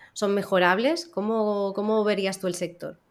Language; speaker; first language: Spanish; native; Spanish